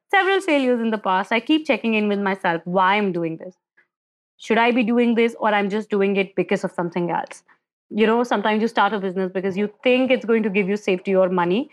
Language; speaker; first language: English; non-native, local second language; Hindi